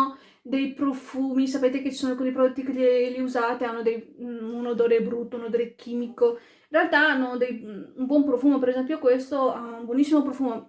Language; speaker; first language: Italian; early bilingual, other home language; Arabic